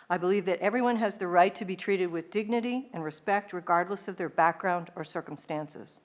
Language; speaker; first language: English; native; English